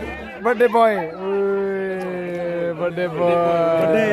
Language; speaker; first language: English; non-native, learner; Indonesian